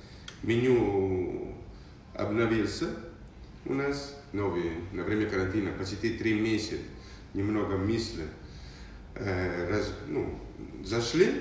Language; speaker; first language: Russian; non-native, learner; Italian